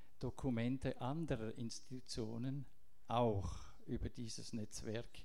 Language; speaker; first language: German; non-native, local second language; Italian